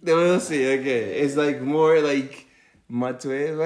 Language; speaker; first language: English; non-native, fluent; Portuguese